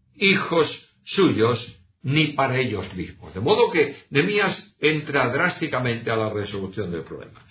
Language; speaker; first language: Spanish; non-native, local second language; Galician